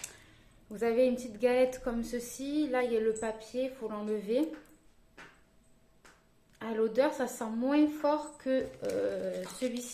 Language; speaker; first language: French; native; French